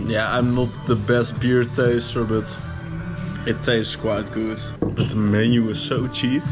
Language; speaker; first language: English; non-native, fluent; Dutch